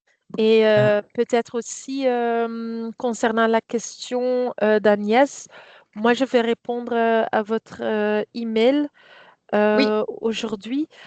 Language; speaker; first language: French; non-native, fluent; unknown